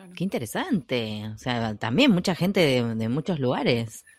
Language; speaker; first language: Spanish; native; Spanish